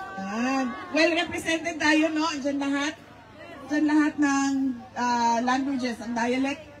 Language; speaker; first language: Filipino; non-native, local second language; Cebuano